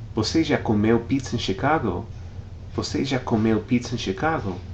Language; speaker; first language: Portuguese; non-native, fluent; English